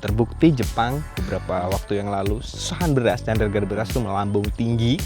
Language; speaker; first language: Indonesian; native; Indonesian